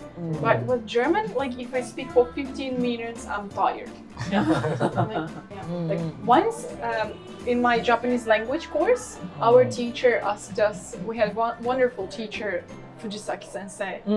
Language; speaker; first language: English; non-native, fluent; Ukrainian